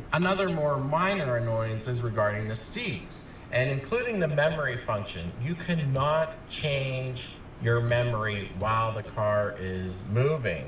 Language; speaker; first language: English; native; English